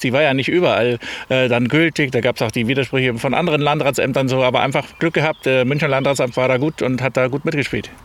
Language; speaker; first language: German; native; German